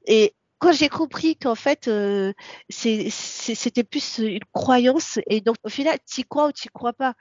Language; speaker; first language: French; non-native, local second language; Ngazidja Comorian